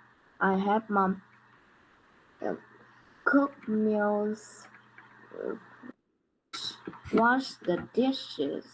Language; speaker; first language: English; non-native, learner; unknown